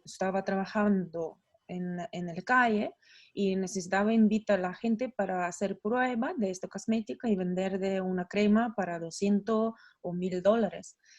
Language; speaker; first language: Spanish; non-native, learner; Russian